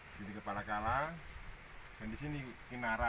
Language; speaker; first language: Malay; non-native, local second language; Javanese